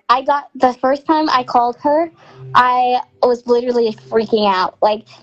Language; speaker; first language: English; native; English